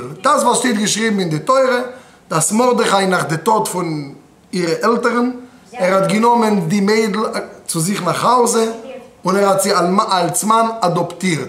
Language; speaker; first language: German; non-native, fluent; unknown